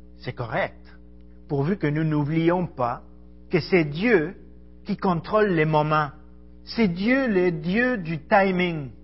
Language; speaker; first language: French; non-native, fluent; Spanish